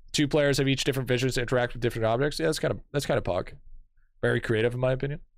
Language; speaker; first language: English; native; English